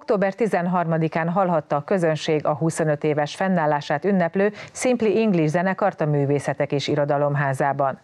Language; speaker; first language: Hungarian; native; Hungarian